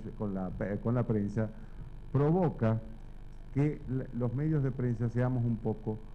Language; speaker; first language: Spanish; native; Spanish